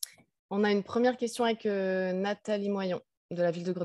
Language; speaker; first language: French; native; French